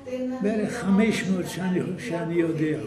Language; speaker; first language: Hebrew; non-native, fluent; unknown